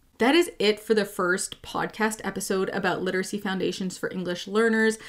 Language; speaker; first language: English; native; English